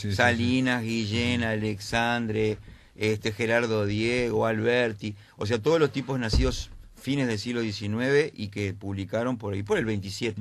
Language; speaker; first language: Spanish; native; Spanish